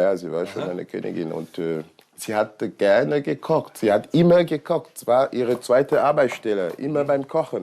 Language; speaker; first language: German; non-native, learner; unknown